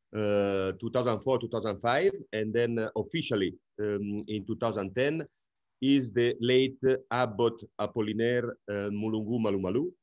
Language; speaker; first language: English; non-native, fluent; Italian